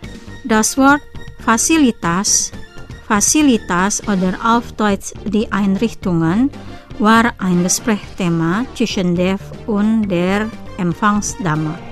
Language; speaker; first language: German; non-native, fluent; Indonesian